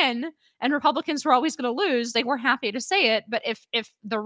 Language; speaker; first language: English; native; English